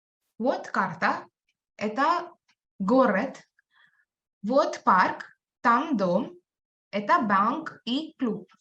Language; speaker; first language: Russian; non-native, learner; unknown